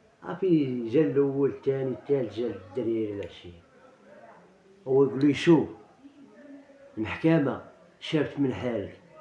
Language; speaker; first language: Arabic; native; Arabic